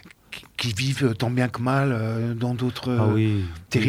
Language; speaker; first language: French; native; French